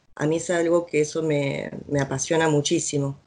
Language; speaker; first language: Spanish; native; Spanish